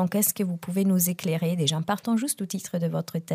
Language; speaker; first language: French; non-native, fluent; Italian